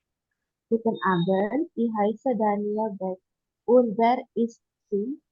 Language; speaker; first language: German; non-native, learner; Indonesian